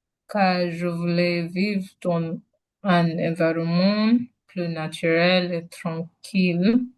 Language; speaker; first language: French; non-native, learner; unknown